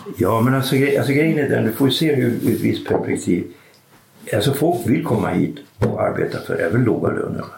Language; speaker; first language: Swedish; native; Swedish